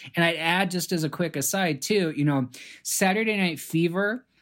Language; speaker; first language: English; native; English